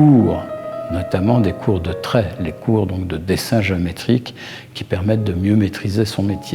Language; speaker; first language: French; native; French